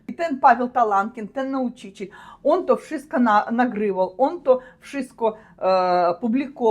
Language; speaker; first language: Polish; non-native, learner; Russian